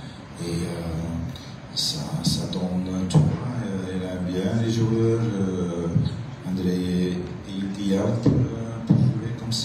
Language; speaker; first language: French; non-native, local second language; Dutch